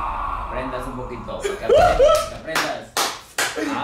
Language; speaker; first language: Spanish; native; Spanish